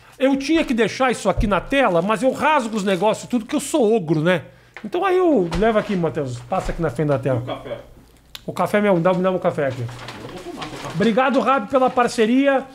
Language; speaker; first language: Portuguese; native; Portuguese